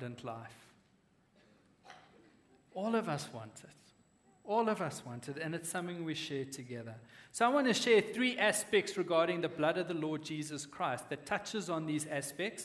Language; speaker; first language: English; native; English